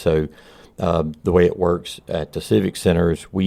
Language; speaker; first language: English; native; English